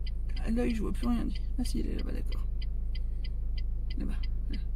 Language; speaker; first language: French; native; French